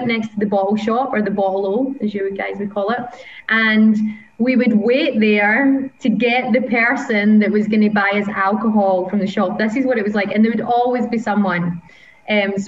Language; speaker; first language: English; native; English